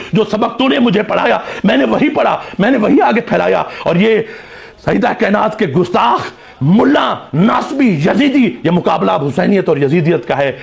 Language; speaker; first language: Urdu; non-native, local second language; Saraiki